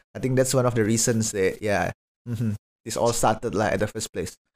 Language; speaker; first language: English; non-native, fluent; Indonesian